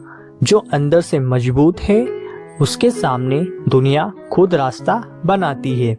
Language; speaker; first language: Hindi; native; Hindi